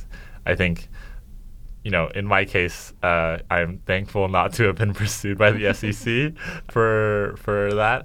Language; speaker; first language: English; native; English